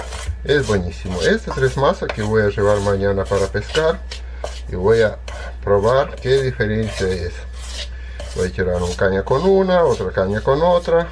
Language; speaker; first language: Spanish; non-native, fluent; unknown